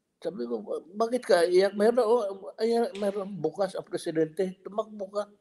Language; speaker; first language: Filipino; non-native, local second language; Cebuano